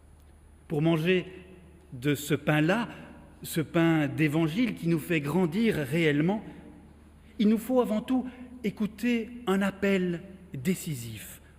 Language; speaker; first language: French; native; French